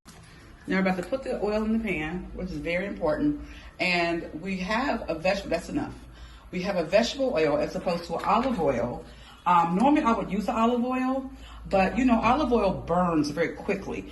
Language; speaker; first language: English; native; English